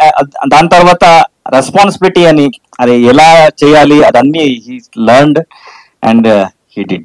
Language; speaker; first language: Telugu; non-native, learner; Kannada